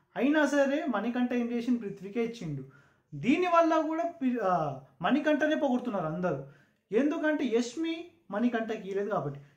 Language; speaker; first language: Telugu; non-native, local second language; Urdu